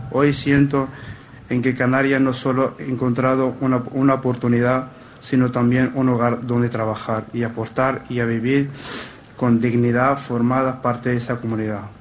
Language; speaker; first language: Spanish; non-native, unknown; Arabic